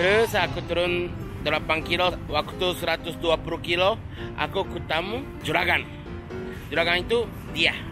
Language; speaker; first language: Indonesian; non-native, learner; Japanese